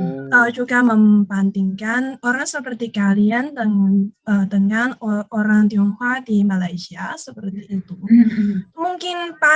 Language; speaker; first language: Indonesian; non-native, learner; Chinese